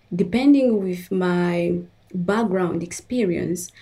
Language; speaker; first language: English; non-native, fluent; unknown